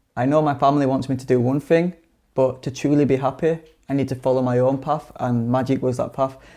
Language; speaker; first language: English; native; English